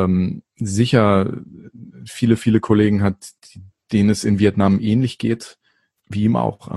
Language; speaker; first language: German; native; German